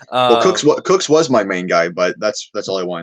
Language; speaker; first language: English; native; English